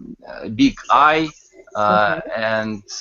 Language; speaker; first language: English; non-native, learner; Russian